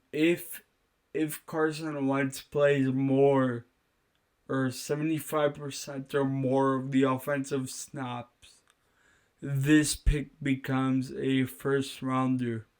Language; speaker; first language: English; native; English